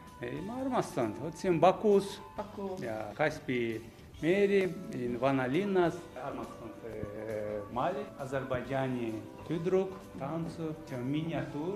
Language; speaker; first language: Estonian; non-native, learner; Azerbaijani